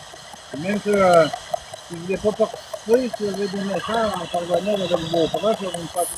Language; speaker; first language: French; native; French